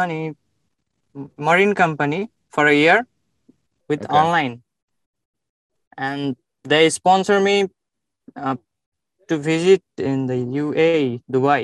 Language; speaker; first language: English; non-native, local second language; Nepali